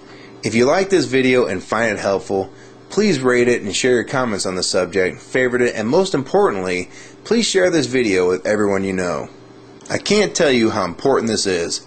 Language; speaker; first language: English; native; English